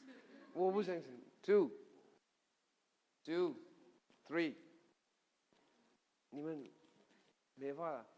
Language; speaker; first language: Chinese; non-native, fluent; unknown